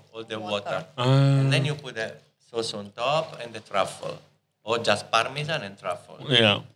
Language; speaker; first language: English; non-native, fluent; Italian